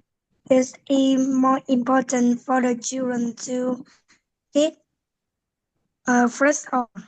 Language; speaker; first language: English; non-native, learner; Vietnamese